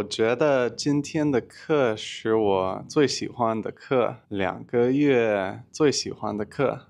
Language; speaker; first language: Chinese; non-native, learner; English